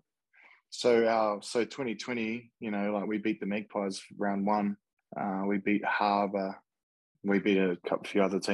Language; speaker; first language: English; native; English